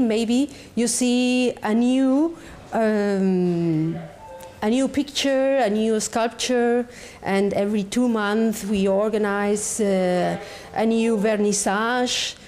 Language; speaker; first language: English; non-native, learner; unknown